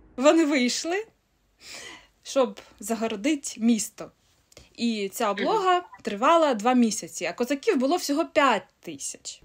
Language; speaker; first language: Ukrainian; non-native, local second language; Russian